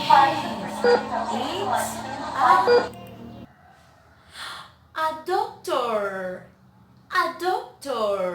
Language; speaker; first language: English; non-native, learner; Spanish